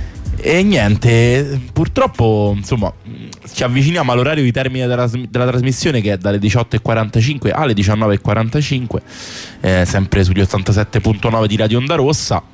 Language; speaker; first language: Italian; native; Italian